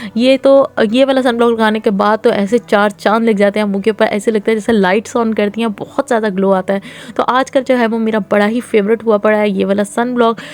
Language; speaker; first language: Urdu; native; Urdu